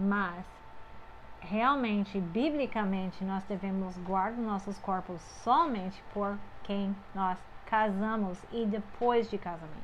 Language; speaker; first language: Portuguese; non-native, fluent; English